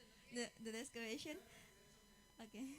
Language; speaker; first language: English; non-native, fluent; Indonesian